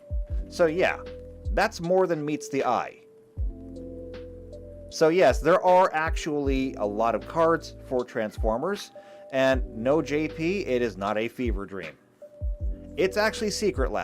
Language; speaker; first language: English; native; English